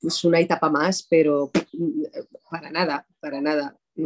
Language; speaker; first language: Spanish; non-native, fluent; Arabic